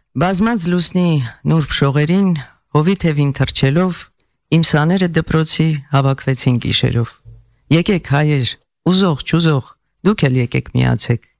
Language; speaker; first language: Armenian; native; Armenian